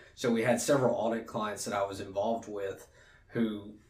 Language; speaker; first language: English; native; English